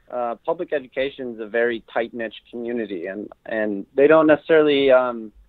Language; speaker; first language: English; native; English